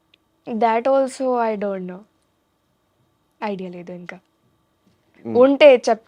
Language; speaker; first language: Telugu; non-native, learner; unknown